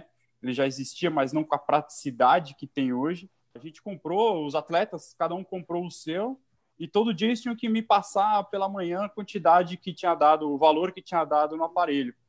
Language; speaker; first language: Portuguese; native; Portuguese